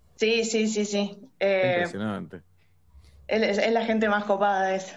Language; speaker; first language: Spanish; native; Spanish